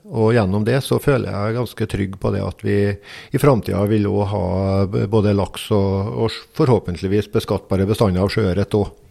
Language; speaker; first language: Norwegian; native; Norwegian